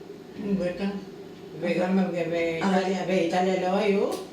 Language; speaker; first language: Hebrew; non-native, fluent; Italian